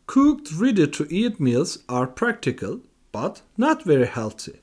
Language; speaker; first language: English; non-native, fluent; Turkish